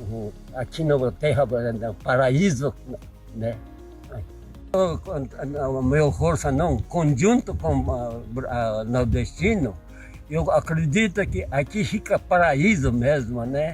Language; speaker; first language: Portuguese; non-native, learner; Japanese